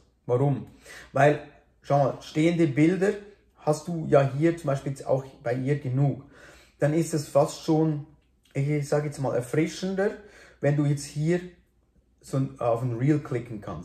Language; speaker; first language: German; native; German